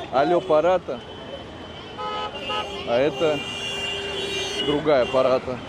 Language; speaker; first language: Russian; native; Russian